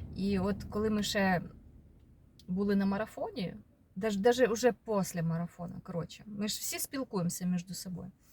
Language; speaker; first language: Ukrainian; non-native, local second language; Russian